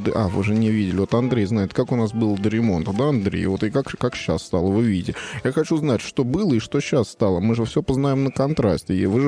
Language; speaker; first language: Russian; native; Russian